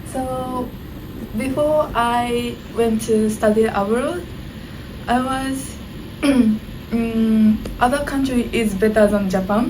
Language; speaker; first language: English; non-native, learner; Japanese